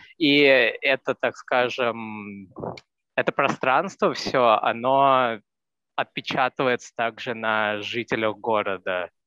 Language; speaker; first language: Russian; non-native, fluent; Hindi